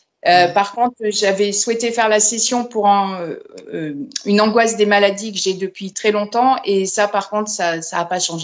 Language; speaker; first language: French; native; French